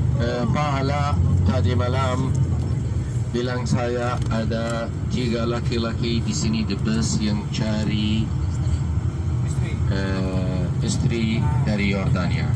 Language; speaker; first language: Indonesian; non-native, learner; Arabic